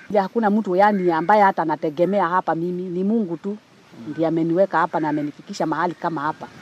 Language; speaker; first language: Swahili; non-native, local second language; Luo (Kenya and Tanzania)